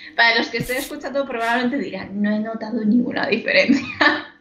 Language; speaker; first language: Spanish; non-native, fluent; Chinese